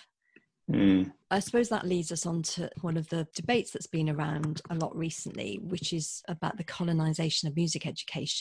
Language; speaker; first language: English; native; English